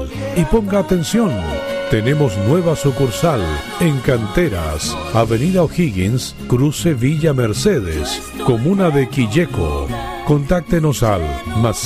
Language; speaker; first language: Spanish; native; Spanish